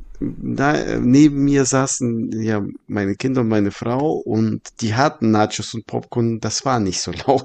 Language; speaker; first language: German; early bilingual, other home language; Russian